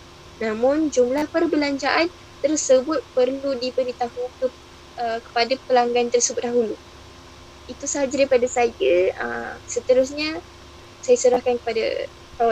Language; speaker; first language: Malay; native; Malay